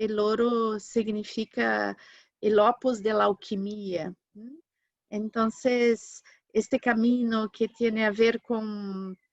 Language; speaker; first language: Spanish; non-native, learner; Portuguese